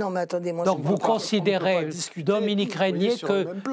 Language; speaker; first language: French; native; French